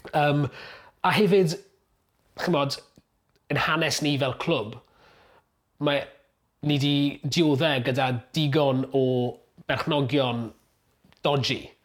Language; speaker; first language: Welsh; native; Welsh